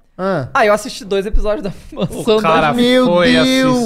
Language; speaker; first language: Portuguese; native; Portuguese